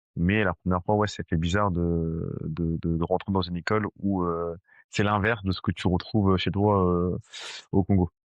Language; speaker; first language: French; early bilingual, other home language; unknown